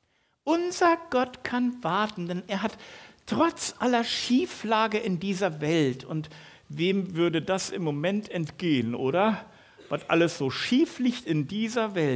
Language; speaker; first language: German; native; German